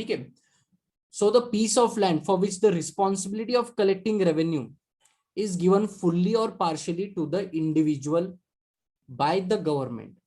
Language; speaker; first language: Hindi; non-native, local second language; Marathi